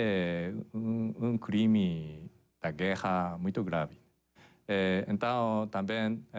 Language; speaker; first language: Portuguese; non-native, fluent; Japanese